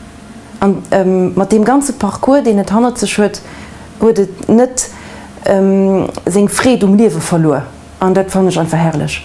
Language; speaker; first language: German; non-native, local second language; Luxembourgish